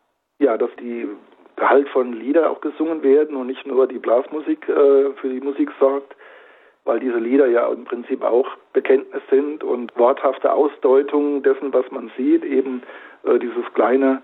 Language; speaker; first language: German; native; German